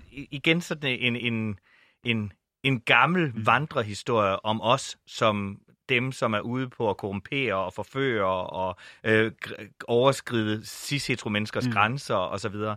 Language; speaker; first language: Danish; native; Danish